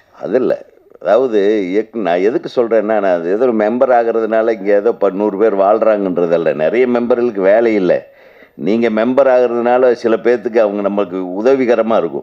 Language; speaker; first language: Tamil; native; Tamil